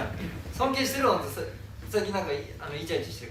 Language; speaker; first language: Japanese; native; Japanese